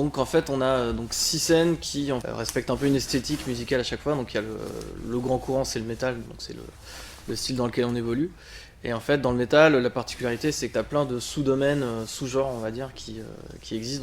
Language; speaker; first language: French; native; French